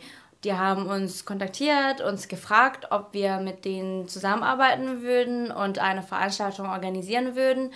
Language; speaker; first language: German; non-native, fluent; Indonesian